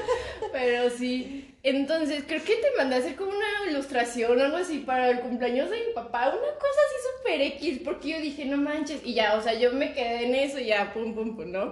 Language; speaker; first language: Spanish; native; Spanish